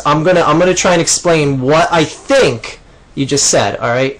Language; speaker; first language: English; native; English